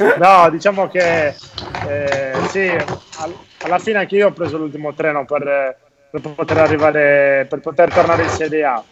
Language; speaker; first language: Italian; native; Italian